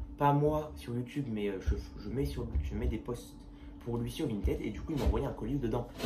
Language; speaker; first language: French; native; French